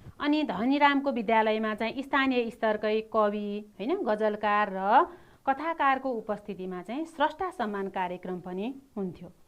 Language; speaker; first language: Nepali; native; Nepali